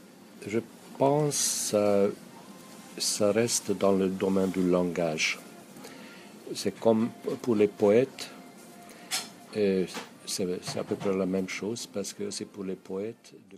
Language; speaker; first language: French; non-native, fluent; Hungarian